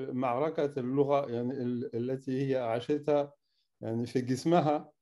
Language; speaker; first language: Arabic; non-native, fluent; French